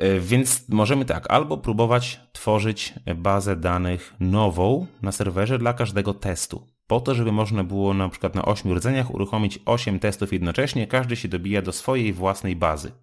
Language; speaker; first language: Polish; native; Polish